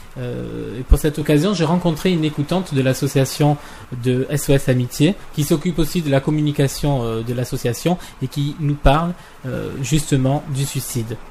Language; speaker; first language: French; native; French